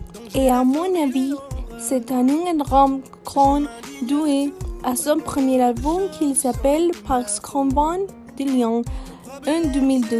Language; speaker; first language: French; non-native, learner; Spanish